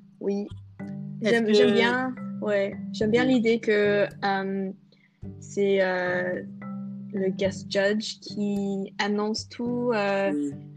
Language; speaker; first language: French; non-native, fluent; English